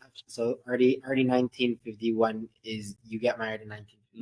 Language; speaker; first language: English; native; English